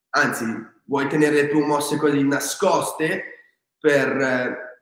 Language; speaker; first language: Italian; native; Italian